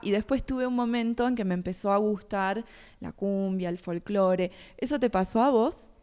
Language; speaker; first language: Spanish; native; Spanish